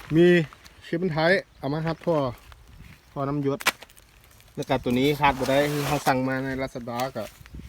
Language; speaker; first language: Thai; native; Thai